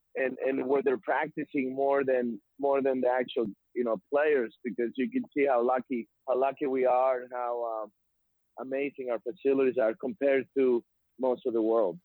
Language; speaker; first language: English; non-native, fluent; Spanish